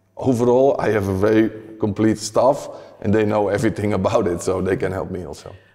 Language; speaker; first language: English; non-native, fluent; Dutch